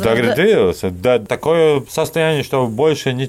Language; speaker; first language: Russian; non-native, learner; Latvian